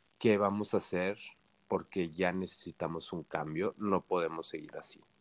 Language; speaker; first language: Spanish; native; Spanish